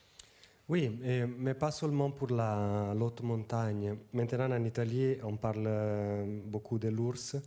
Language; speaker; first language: French; non-native, fluent; Italian